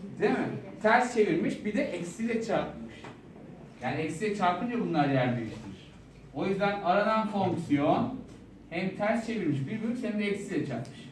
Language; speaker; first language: Turkish; native; Turkish